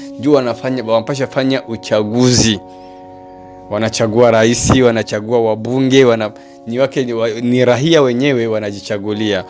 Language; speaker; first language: Swahili; native; Swahili